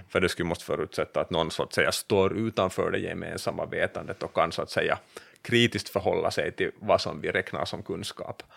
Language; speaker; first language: Swedish; native; Swedish